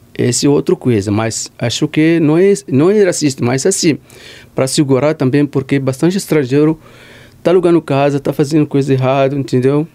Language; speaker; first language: Portuguese; non-native, learner; Arabic